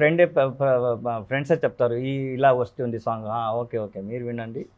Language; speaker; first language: Telugu; non-native, learner; Kannada